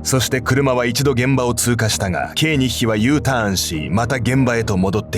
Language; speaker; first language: Japanese; native; Japanese